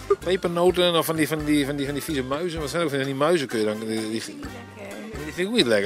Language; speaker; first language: Dutch; non-native, local second language; Western Frisian